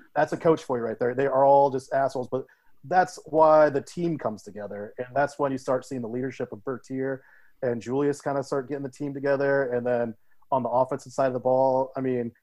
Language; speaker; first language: English; native; English